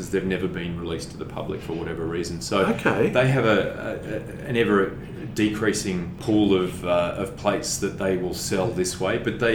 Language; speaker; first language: English; native; English